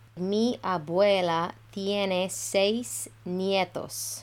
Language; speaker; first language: Spanish; non-native, fluent; English